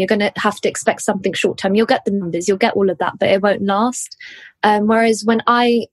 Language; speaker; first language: English; native; English